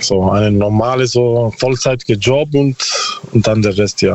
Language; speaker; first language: German; non-native, learner; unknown